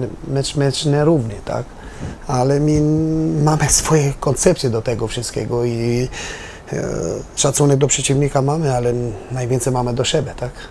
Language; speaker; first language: Polish; non-native, learner; Albanian